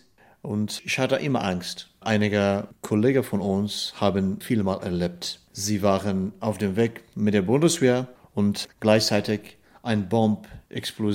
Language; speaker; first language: German; non-native, learner; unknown